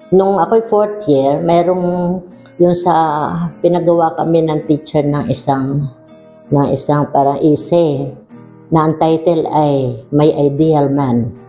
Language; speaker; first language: Filipino; non-native, local second language; Bikol